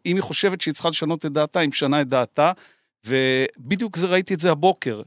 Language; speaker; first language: Hebrew; native; Hebrew